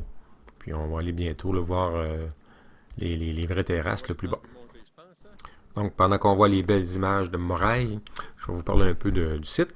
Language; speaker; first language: French; native; French